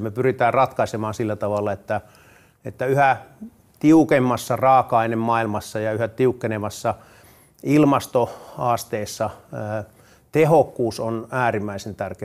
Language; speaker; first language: Finnish; native; Finnish